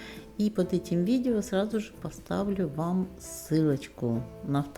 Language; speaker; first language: Russian; native; Russian